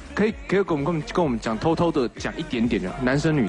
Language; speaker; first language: Chinese; native; Chinese